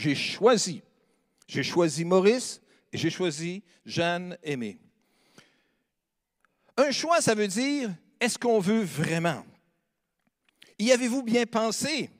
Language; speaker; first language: French; native; French